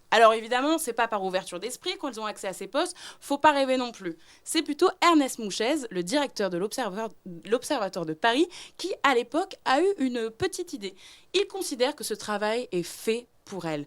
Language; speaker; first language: French; native; French